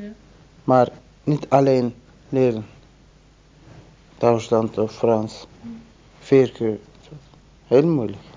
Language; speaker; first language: Dutch; non-native, learner; Turkish